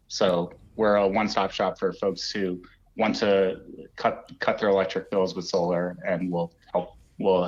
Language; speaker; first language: English; native; English